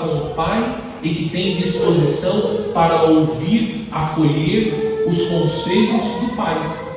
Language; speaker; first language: Portuguese; native; Portuguese